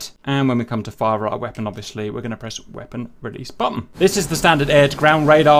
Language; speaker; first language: English; native; English